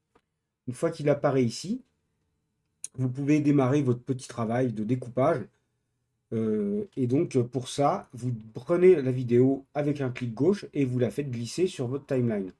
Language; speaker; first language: French; native; French